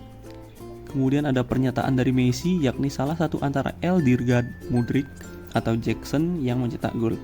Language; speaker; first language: Indonesian; native; Indonesian